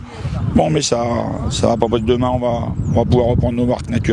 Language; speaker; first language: French; native; French